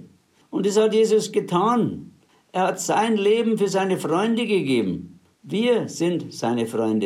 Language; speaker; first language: German; native; German